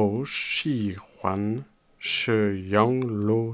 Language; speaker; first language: Chinese; non-native, learner; French